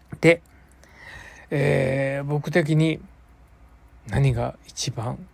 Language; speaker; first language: Japanese; native; Japanese